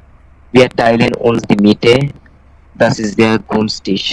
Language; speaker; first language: German; non-native, learner; Bangla